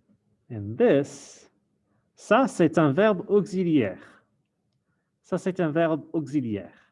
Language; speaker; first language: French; non-native, fluent; English